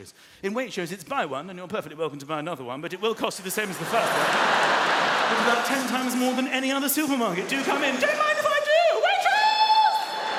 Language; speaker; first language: English; native; English